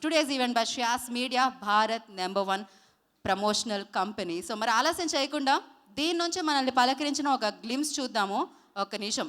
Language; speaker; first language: Telugu; native; Telugu